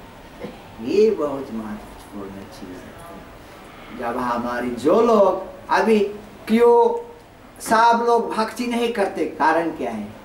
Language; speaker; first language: Hindi; non-native, learner; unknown